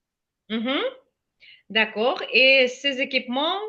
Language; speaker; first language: French; non-native, fluent; Ukrainian